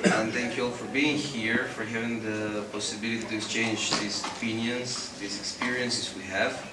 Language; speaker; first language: English; non-native, fluent; Macedonian